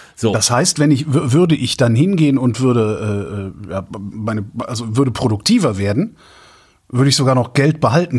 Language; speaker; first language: German; native; German